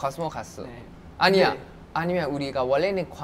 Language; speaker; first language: Korean; non-native, fluent; Thai